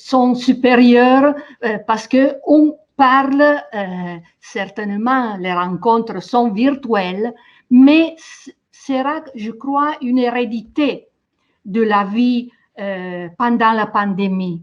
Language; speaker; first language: French; non-native, fluent; Italian